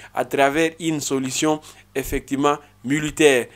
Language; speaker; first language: French; non-native, local second language; Swahili